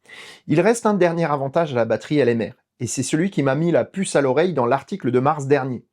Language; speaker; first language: French; native; French